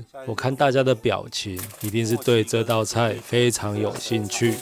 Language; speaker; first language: Chinese; native; Chinese